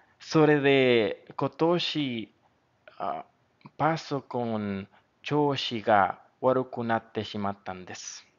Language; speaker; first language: Japanese; non-native, learner; Spanish